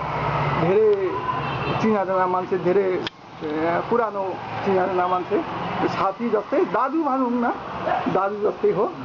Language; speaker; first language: Nepali; non-native, local second language; Bangla